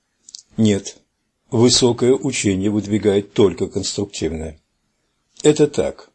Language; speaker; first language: Russian; native; Russian